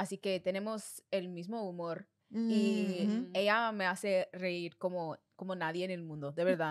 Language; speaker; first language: Spanish; non-native, learner; English